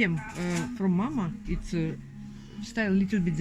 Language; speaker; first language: English; non-native, learner; Russian